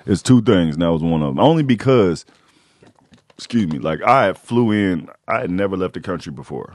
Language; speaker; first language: English; native; English